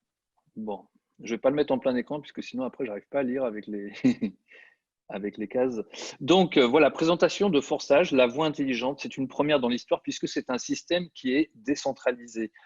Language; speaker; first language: French; native; French